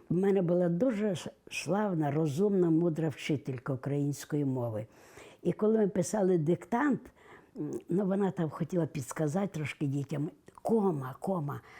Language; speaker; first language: Ukrainian; non-native, local second language; Russian